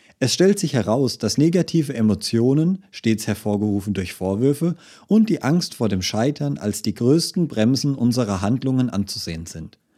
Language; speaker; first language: German; native; German